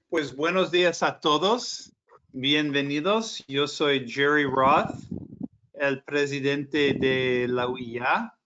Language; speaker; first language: Spanish; non-native, fluent; English